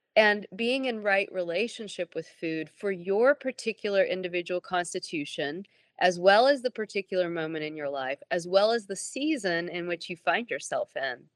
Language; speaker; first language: English; native; English